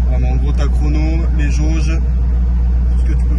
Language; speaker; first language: French; native; French